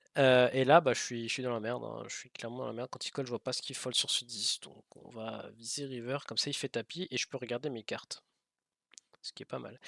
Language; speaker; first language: French; native; French